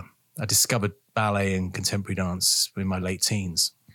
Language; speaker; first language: English; native; English